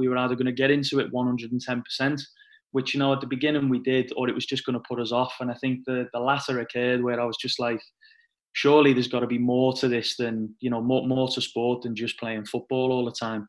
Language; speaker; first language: English; native; English